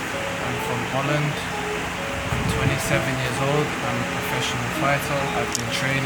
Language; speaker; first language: English; non-native, fluent; Dutch